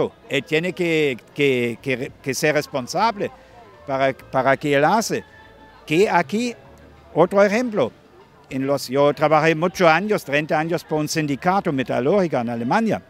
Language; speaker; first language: Spanish; non-native, fluent; German